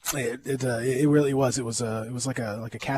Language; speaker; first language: English; native; English